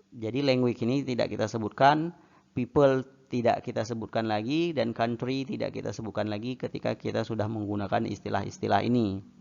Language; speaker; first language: Indonesian; non-native, local second language; Achinese